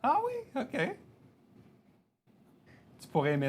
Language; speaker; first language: French; native; French